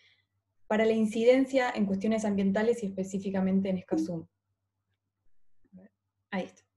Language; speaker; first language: Spanish; native; Spanish